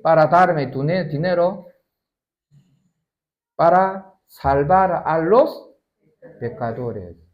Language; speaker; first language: Spanish; non-native, learner; Korean